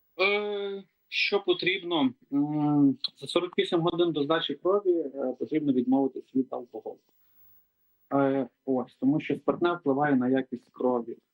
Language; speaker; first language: Ukrainian; native; Ukrainian